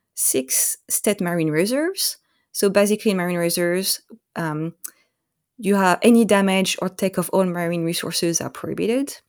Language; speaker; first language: English; non-native, fluent; French